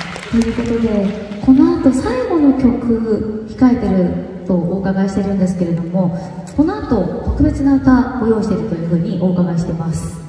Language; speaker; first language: Japanese; native; Japanese